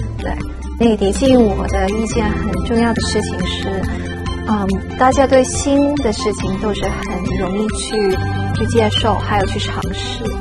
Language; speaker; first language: Chinese; non-native, local second language; Cantonese